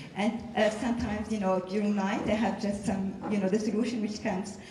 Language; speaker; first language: English; non-native, fluent; French